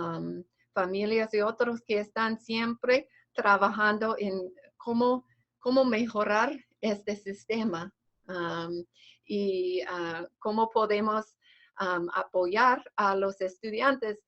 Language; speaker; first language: Spanish; non-native, fluent; English